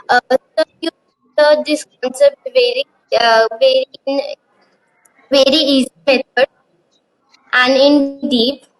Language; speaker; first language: English; non-native, learner; Marathi